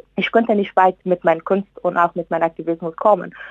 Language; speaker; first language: German; non-native, fluent; Persian